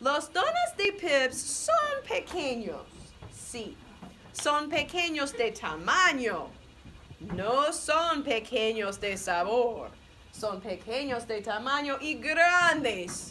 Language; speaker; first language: Spanish; non-native, fluent; English